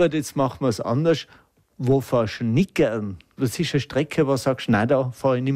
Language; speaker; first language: German; native; German